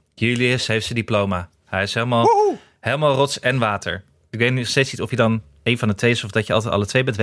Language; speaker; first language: Dutch; native; Dutch